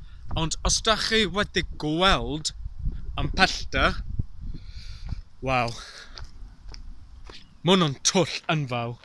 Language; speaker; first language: Welsh; non-native, learner; English